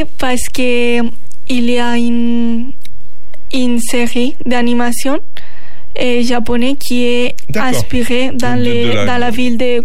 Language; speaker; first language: French; non-native, learner; Spanish